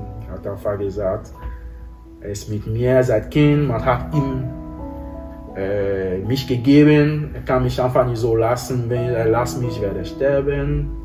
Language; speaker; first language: German; non-native, fluent; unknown